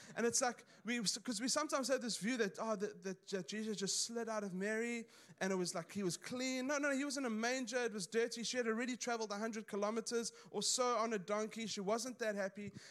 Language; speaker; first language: English; native; English